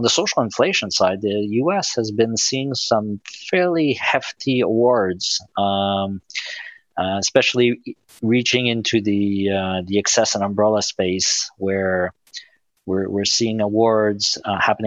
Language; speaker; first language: English; native; English